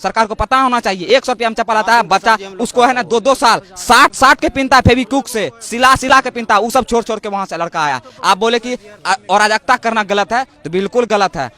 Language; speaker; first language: Hindi; native; Hindi